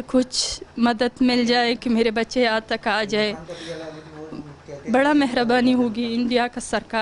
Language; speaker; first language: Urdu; non-native, learner; Pashto